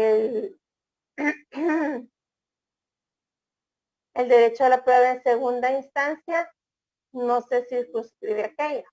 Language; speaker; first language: Spanish; native; Spanish